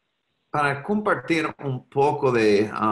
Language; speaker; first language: Spanish; non-native, fluent; English